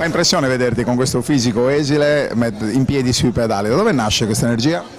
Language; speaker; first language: Italian; native; Italian